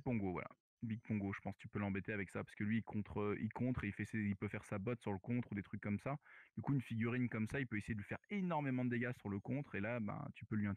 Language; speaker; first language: French; native; French